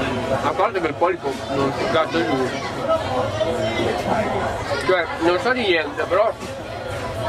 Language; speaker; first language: Italian; native; Italian